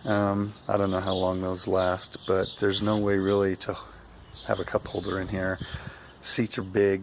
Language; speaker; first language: English; native; English